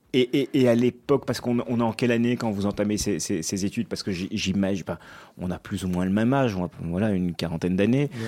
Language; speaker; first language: French; native; French